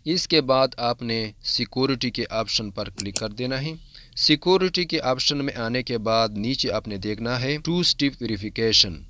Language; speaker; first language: Urdu; non-native, local second language; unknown